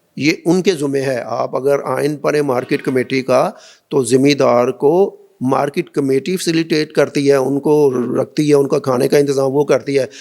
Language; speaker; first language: Urdu; non-native, local second language; Punjabi